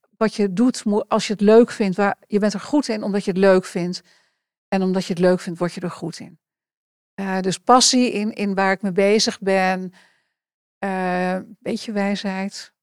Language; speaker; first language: Dutch; native; Dutch